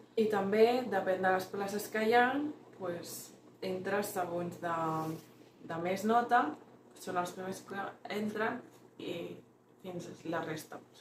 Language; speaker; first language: Catalan; early bilingual, other home language; Spanish